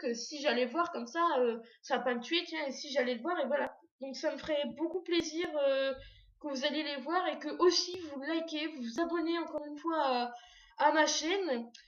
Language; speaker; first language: French; native; French